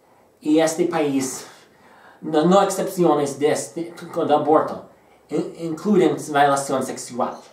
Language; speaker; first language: Spanish; non-native, learner; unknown